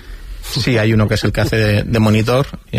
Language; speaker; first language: Spanish; native; Spanish